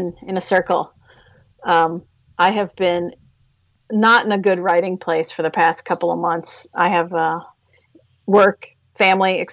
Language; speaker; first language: English; native; English